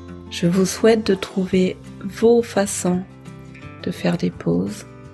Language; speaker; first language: French; non-native, fluent; German